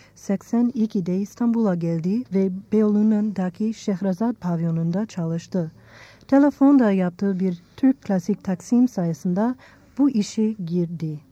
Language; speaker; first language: Turkish; non-native, fluent; English